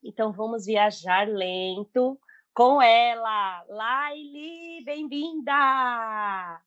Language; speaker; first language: Portuguese; non-native, learner; Spanish